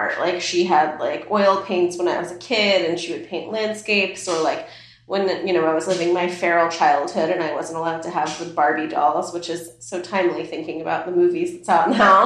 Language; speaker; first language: English; early bilingual, other home language; Persian